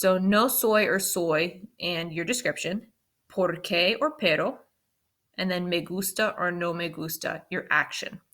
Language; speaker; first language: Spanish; non-native, fluent; English